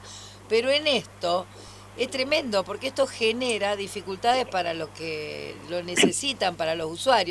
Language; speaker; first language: Spanish; native; Spanish